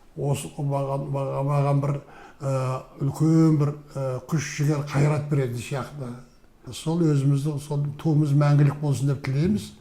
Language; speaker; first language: Kazakh; native; Kazakh